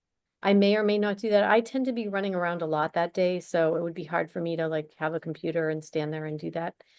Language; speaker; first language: English; native; English